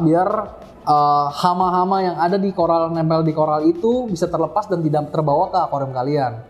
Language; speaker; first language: Indonesian; native; Indonesian